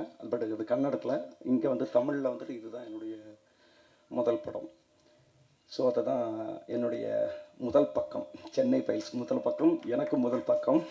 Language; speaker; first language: Tamil; native; Tamil